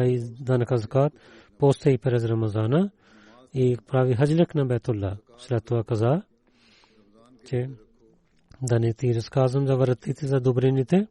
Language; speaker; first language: Bulgarian; non-native, learner; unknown